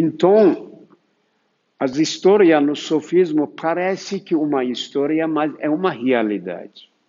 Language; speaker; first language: Portuguese; non-native, fluent; Turkish